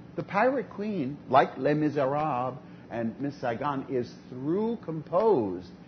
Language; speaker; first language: English; native; English